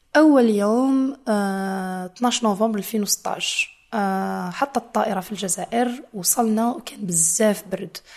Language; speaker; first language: Arabic; non-native, fluent; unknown